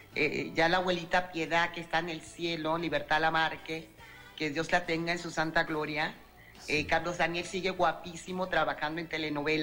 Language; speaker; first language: Spanish; native; Spanish